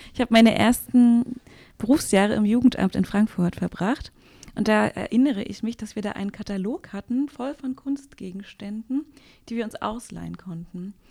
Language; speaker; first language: German; native; German